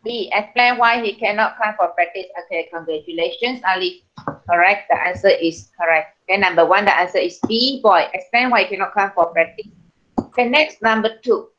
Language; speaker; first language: English; non-native, local second language; Malay